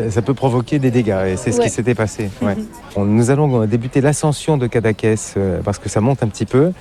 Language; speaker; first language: French; native; French